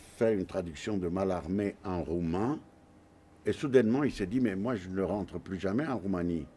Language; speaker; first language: French; non-native, fluent; Romanian